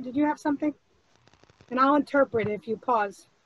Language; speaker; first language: English; early bilingual, other home language; Spanish